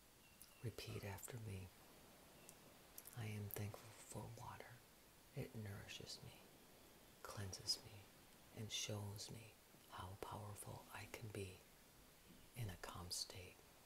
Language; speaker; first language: English; native; English